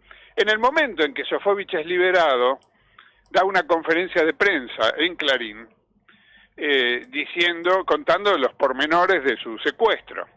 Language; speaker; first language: Spanish; native; Spanish